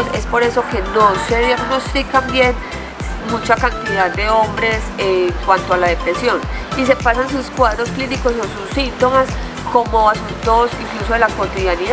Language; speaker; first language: Spanish; native; Spanish